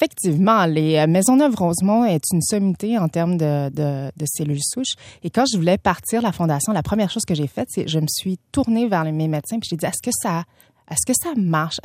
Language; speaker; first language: French; early bilingual, other home language; Vietnamese